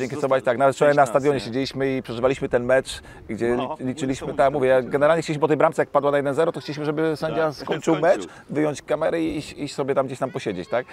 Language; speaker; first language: Polish; native; Polish